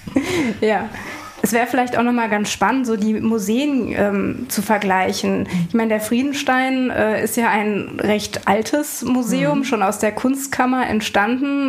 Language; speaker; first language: German; native; German